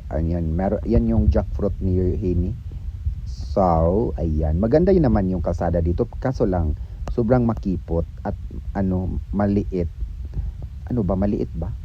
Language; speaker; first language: Filipino; non-native, local second language; Cebuano